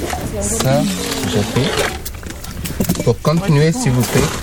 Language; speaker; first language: French; non-native, learner; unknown